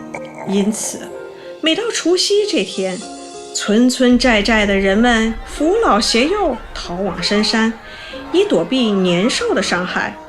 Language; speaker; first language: Chinese; native; Chinese